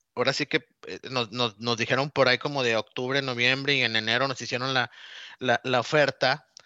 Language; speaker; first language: Spanish; native; Spanish